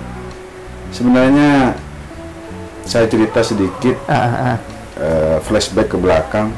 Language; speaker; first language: Indonesian; non-native, local second language; Madurese